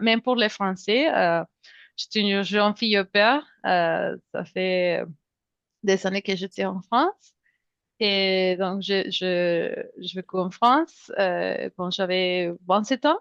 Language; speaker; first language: French; non-native, fluent; Spanish